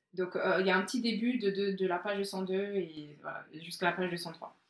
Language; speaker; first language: French; native; French